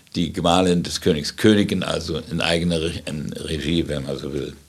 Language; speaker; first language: German; native; German